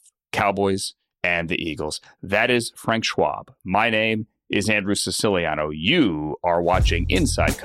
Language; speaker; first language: English; native; English